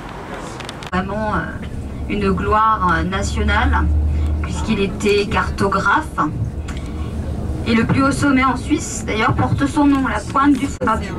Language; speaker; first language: French; native; French